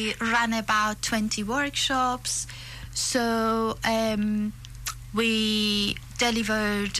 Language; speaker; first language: English; non-native, fluent; Persian